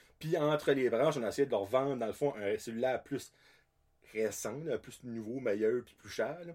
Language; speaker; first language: French; native; French